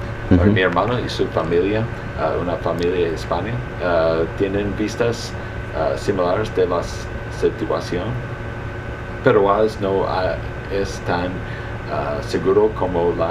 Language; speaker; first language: Spanish; early bilingual, heritage; Spanish